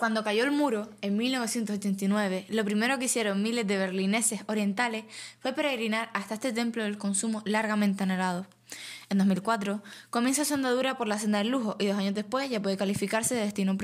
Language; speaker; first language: Spanish; native; Spanish